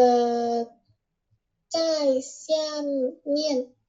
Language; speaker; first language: Chinese; non-native, learner; Vietnamese